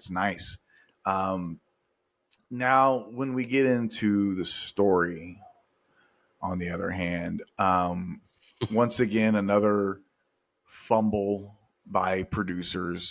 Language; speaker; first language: English; native; English